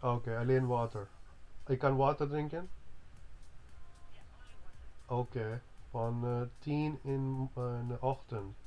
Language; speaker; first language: Dutch; non-native, learner; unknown